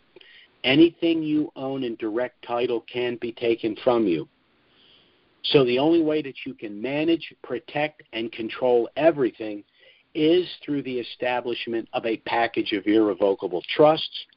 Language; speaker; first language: English; native; English